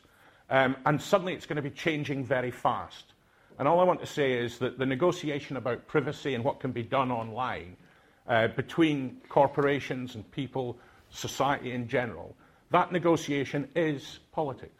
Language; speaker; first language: English; non-native, local second language; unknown